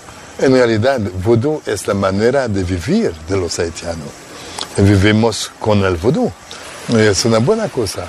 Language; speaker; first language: Spanish; non-native, fluent; Haitian Creole